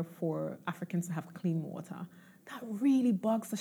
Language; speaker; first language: English; non-native, local second language; Igbo